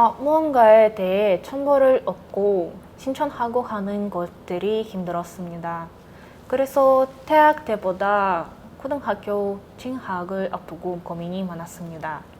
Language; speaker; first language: Korean; non-native, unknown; Russian